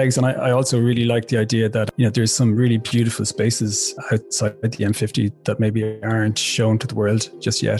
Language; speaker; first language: English; native; English